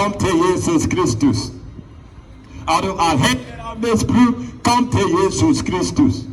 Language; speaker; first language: Norwegian; non-native, fluent; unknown